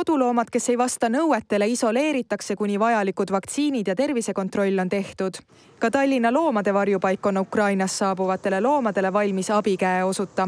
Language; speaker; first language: Estonian; native; Estonian